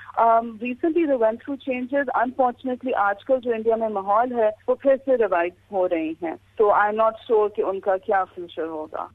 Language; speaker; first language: Urdu; native; Urdu